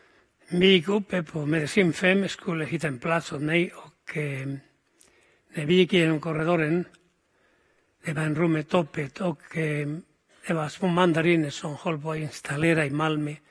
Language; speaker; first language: Swedish; non-native, fluent; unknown